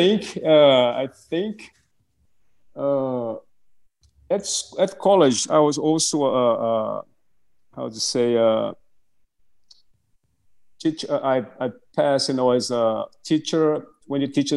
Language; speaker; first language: English; non-native, fluent; Portuguese